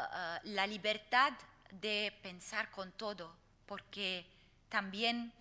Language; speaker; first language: Spanish; non-native, fluent; Arabic